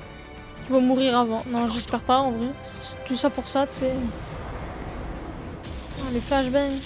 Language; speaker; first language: French; native; French